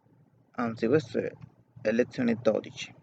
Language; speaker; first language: Italian; non-native, fluent; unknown